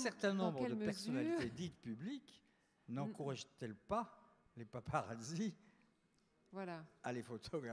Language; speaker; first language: French; native; French